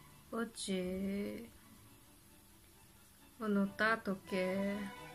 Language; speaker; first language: Italian; non-native, learner; Japanese